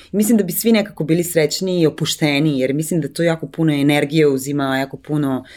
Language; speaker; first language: Serbian; native; Serbian